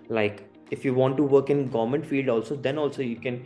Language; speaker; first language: English; non-native, local second language; Hindi